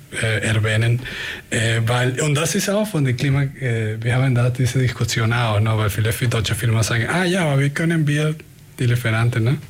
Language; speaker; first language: German; non-native, fluent; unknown